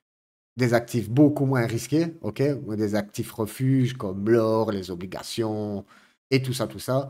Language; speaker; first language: French; native; French